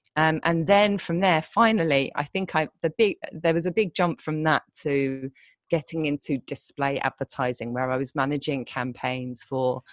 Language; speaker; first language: English; native; English